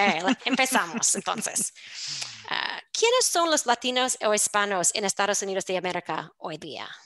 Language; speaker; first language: Spanish; non-native, fluent; English